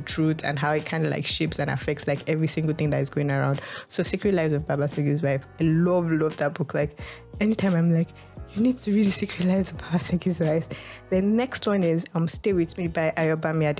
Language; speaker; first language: English; non-native, local second language; Yoruba